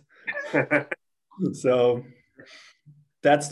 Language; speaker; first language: English; non-native, fluent; Swiss German